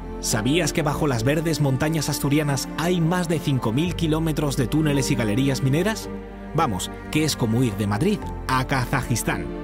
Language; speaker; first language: Spanish; native; Spanish